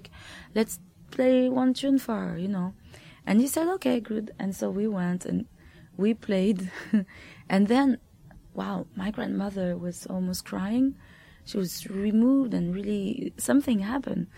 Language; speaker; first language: English; non-native, fluent; French